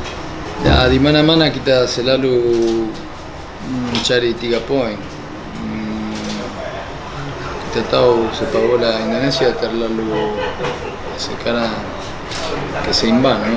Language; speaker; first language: Indonesian; non-native, fluent; Spanish